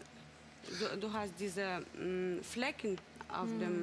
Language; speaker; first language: German; non-native, fluent; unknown